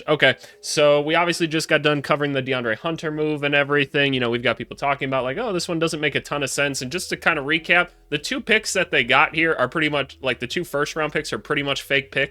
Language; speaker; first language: English; native; English